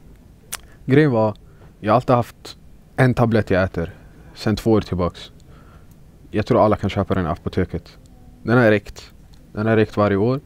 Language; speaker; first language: Swedish; early bilingual, other home language; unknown